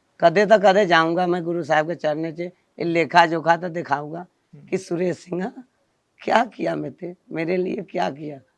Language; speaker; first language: Punjabi; non-native, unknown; Nepali